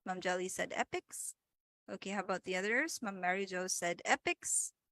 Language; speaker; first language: English; non-native, local second language; Filipino